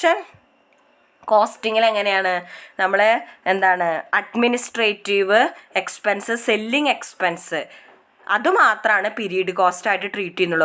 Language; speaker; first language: Malayalam; native; Malayalam